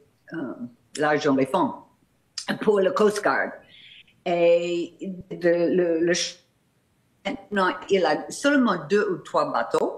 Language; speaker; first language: French; non-native, fluent; English